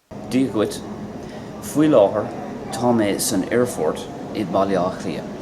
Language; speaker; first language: Irish; non-native, local second language; English